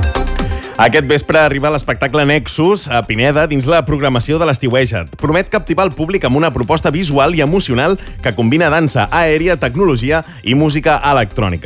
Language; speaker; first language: Catalan; native; Catalan